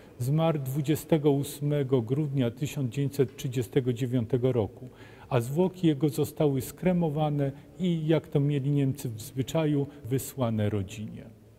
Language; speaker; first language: Polish; native; Polish